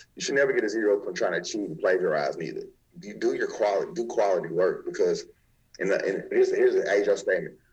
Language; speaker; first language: English; native; English